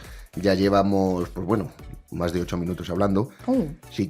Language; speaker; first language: Spanish; native; Spanish